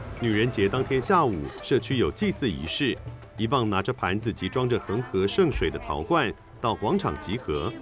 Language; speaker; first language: Chinese; native; Chinese